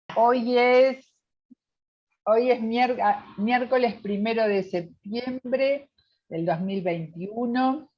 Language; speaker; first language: Spanish; native; Spanish